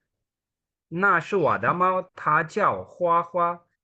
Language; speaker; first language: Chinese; non-native, fluent; Urdu